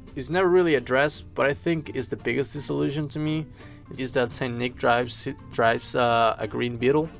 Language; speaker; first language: English; early bilingual, other home language; Spanish